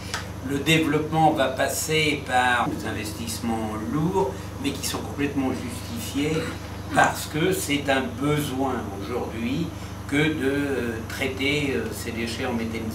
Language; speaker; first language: French; native; French